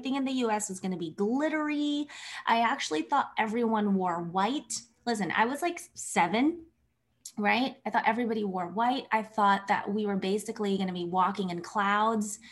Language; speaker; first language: English; early bilingual, other home language; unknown